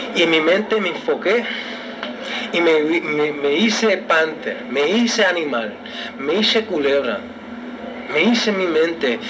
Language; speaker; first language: Spanish; early bilingual, heritage; Spanish